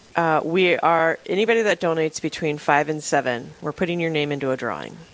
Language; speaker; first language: English; native; English